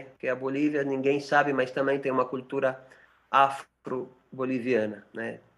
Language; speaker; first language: Portuguese; non-native, fluent; Spanish